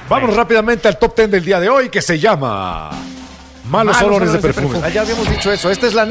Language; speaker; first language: Spanish; native; Spanish